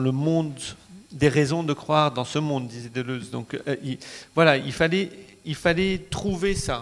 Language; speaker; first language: French; non-native, local second language; Arabic